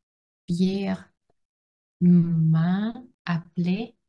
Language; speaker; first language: French; non-native, learner; Russian